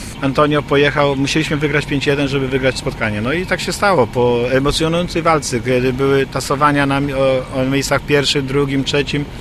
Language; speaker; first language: Polish; native; Polish